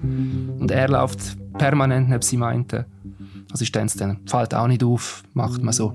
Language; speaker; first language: German; native; German